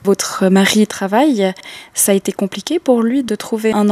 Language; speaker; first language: French; native; French